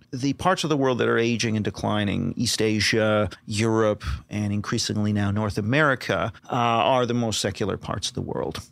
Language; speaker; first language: English; native; English